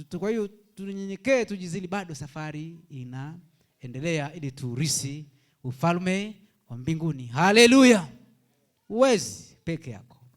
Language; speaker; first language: Swahili; native; Swahili